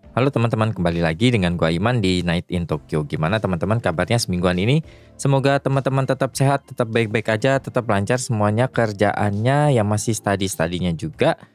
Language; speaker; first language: Indonesian; native; Indonesian